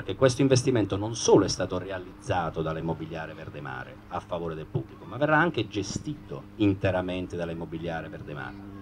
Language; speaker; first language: Italian; native; Italian